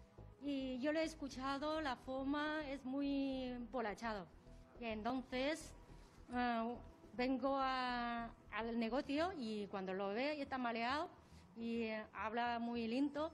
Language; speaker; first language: Spanish; non-native, learner; Chinese